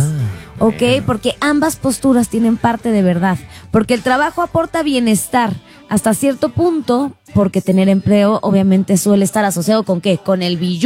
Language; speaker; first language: Spanish; native; Spanish